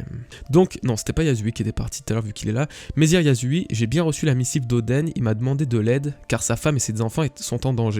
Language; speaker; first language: French; native; French